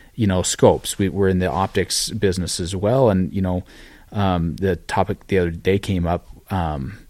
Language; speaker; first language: English; native; English